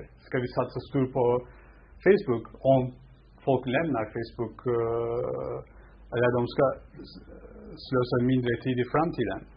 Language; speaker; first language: Swedish; non-native, fluent; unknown